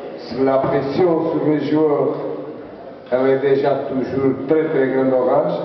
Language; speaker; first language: French; non-native, learner; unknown